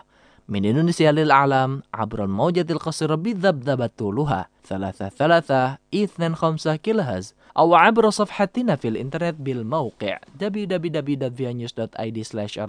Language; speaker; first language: Arabic; non-native, fluent; Indonesian